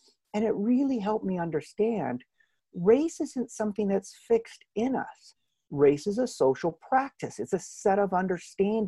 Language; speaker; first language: English; native; English